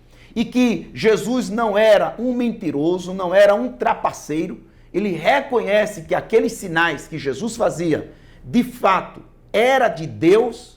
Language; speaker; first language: Portuguese; native; Portuguese